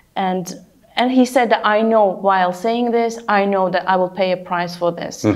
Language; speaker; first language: English; non-native, fluent; Turkish